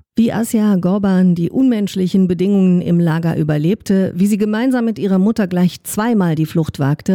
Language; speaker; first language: German; native; German